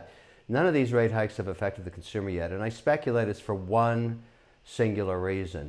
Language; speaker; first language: English; native; English